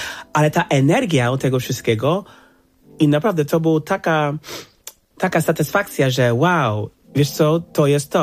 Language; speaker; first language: Polish; non-native, fluent; English